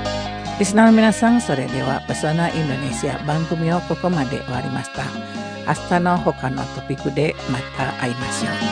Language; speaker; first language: Japanese; non-native, fluent; Indonesian